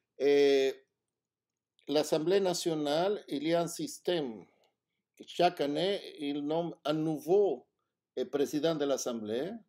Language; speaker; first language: French; non-native, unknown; Spanish